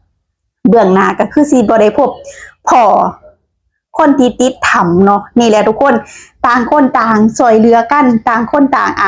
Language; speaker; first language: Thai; non-native, local second language; Lao